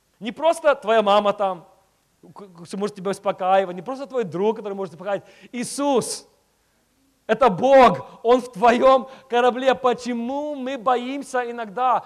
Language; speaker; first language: Russian; early bilingual, heritage; Russian